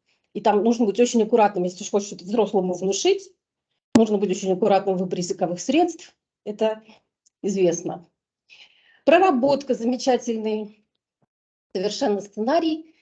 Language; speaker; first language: Russian; native; Russian